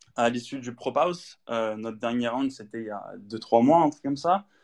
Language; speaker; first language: French; native; French